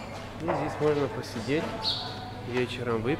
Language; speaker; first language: Russian; native; Russian